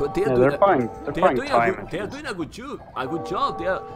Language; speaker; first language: English; non-native, fluent; Spanish